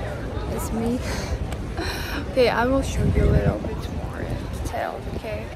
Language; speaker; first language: English; non-native, learner; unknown